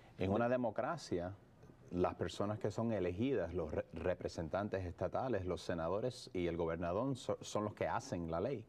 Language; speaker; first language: Spanish; early bilingual, heritage; Spanish